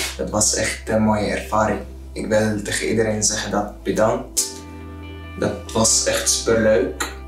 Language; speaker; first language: Dutch; non-native, learner; Arabic